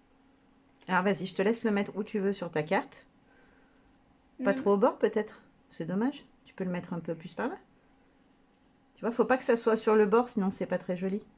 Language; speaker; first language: French; native; French